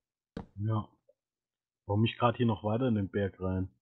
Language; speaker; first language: German; native; German